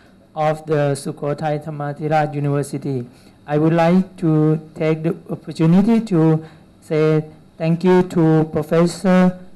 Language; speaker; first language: English; non-native, learner; Thai